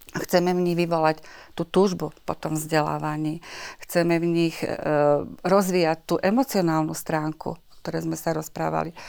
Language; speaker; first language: Slovak; native; Slovak